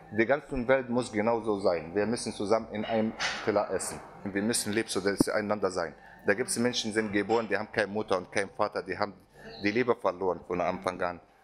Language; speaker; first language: German; non-native, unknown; Arabic